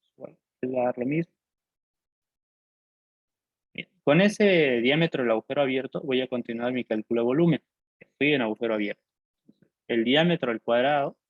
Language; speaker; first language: Spanish; native; Spanish